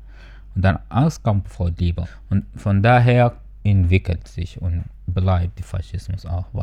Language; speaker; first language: German; non-native, fluent; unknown